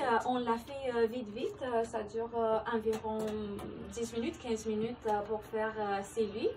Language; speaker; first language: French; non-native, fluent; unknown